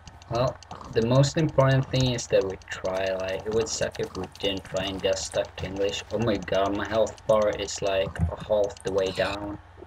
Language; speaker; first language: English; non-native, fluent; Swedish